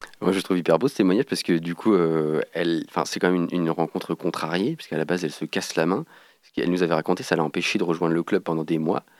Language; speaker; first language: French; native; French